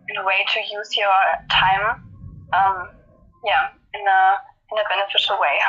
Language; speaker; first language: English; non-native, fluent; German